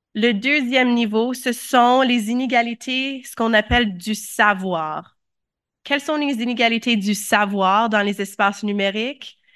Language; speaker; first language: French; native; French